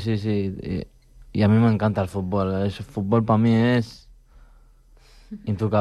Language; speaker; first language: Catalan; non-native, local second language; Spanish